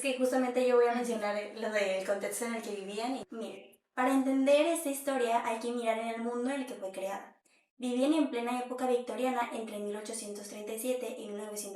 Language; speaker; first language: Spanish; native; Spanish